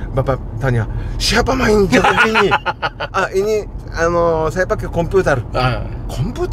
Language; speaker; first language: Indonesian; non-native, fluent; Japanese